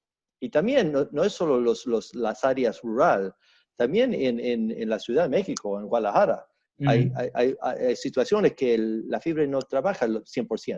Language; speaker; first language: Spanish; early bilingual, heritage; Spanish